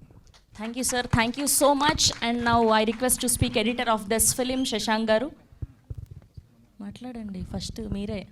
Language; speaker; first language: Telugu; native; Telugu